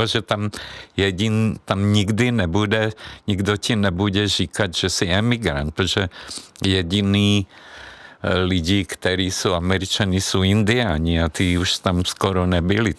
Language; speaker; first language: Czech; non-native, fluent; Hungarian